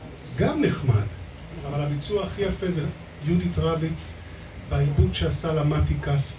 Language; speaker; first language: Hebrew; native; Hebrew